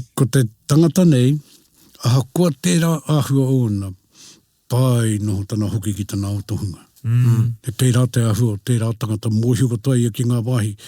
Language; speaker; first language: Māori; native; Māori